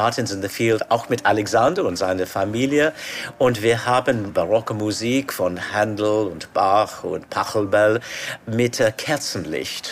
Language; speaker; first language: German; non-native, fluent; English